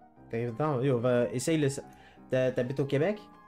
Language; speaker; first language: French; native; French